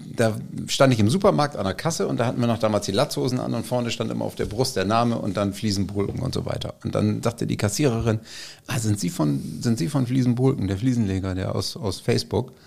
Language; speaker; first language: German; native; German